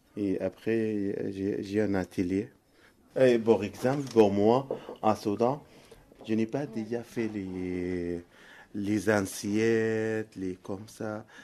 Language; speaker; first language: French; non-native, learner; Arabic